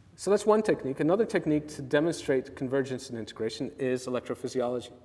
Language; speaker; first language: English; native; English